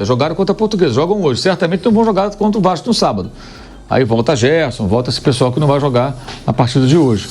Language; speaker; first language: Portuguese; native; Portuguese